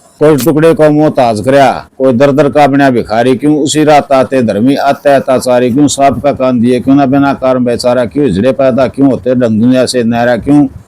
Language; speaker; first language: Hindi; native; Hindi